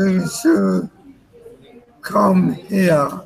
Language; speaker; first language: English; non-native, learner; Spanish